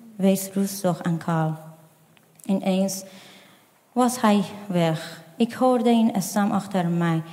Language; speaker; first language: Dutch; non-native, fluent; Persian